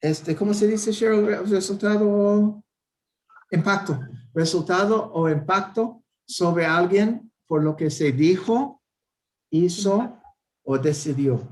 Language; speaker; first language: Spanish; non-native, fluent; English